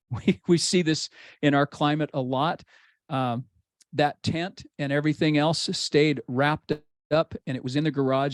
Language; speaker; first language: English; native; English